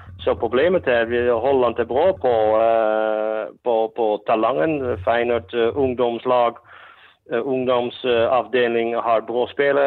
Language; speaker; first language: Swedish; non-native, fluent; Dutch